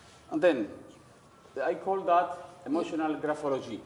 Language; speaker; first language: English; non-native, learner; Spanish